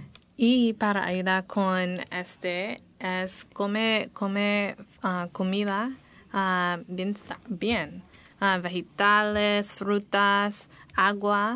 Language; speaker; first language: Spanish; non-native, learner; English